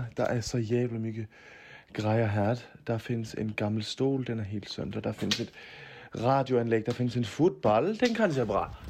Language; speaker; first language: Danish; native; Danish